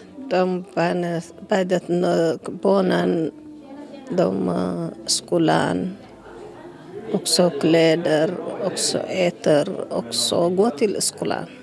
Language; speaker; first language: Swedish; non-native, learner; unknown